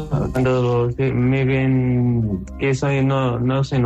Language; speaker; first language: Spanish; non-native, learner; Arabic